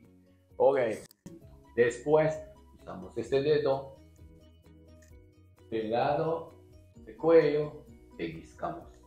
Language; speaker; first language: Spanish; non-native, learner; Japanese